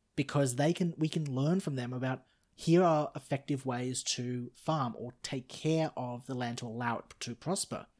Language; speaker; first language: English; native; English